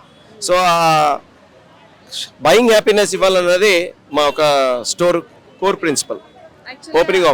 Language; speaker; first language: Telugu; native; Telugu